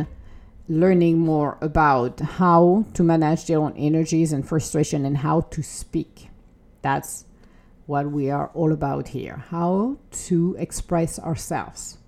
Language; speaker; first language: English; non-native, fluent; French